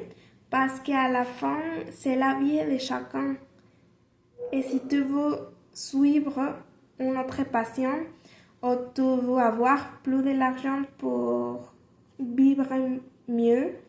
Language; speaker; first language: French; non-native, learner; Spanish